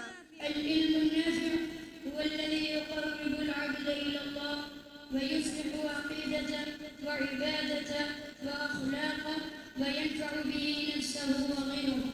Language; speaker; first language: Arabic; non-native, learner; Urdu